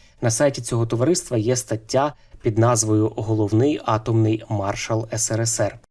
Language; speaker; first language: Ukrainian; native; Ukrainian